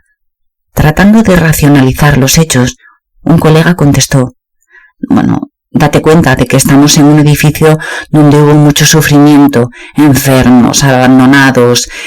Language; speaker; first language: Spanish; native; Spanish